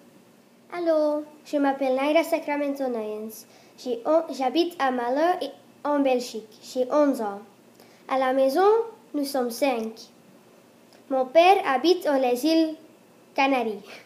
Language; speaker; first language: French; non-native, learner; Dutch